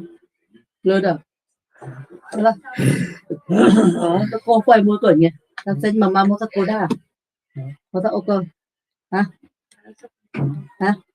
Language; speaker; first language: Swedish; non-native, learner; Thai